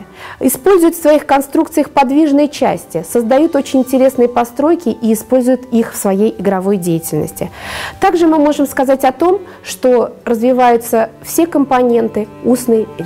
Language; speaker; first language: Russian; native; Russian